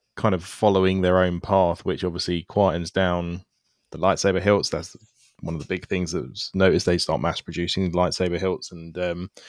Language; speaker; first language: English; native; English